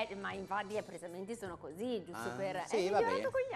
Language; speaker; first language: Italian; native; Italian